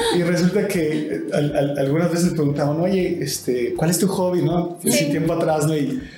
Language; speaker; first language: Spanish; native; Spanish